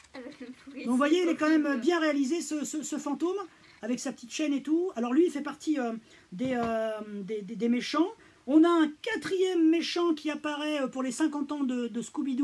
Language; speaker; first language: French; native; French